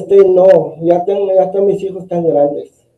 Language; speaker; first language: Spanish; native; Spanish